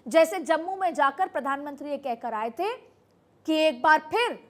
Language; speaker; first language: Hindi; native; Hindi